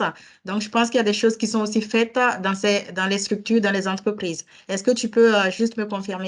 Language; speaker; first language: French; native; French